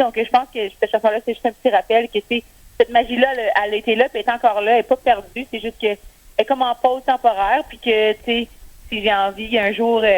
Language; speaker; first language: French; native; French